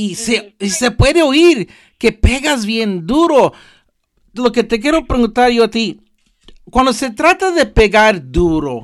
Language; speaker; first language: Spanish; early bilingual, heritage; Spanish